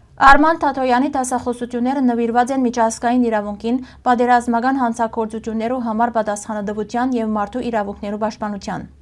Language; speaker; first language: Armenian; early bilingual, heritage; Armenian